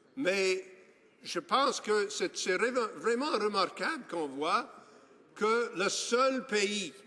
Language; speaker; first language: French; non-native, local second language; English